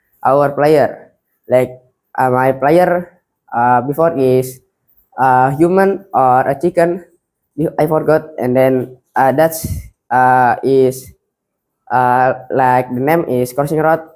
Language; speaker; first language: English; non-native, learner; Indonesian